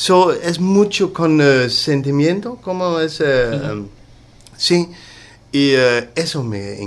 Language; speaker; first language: Spanish; non-native, learner; Danish